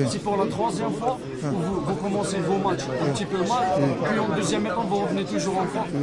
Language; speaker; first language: French; non-native, local second language; Arabic